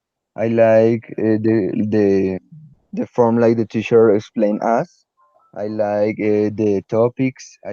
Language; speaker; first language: English; non-native, learner; Spanish